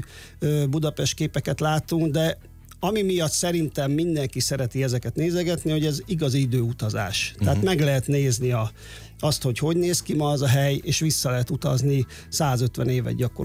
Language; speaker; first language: Hungarian; native; Hungarian